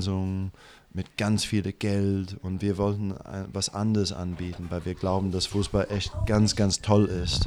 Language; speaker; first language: German; non-native, fluent; English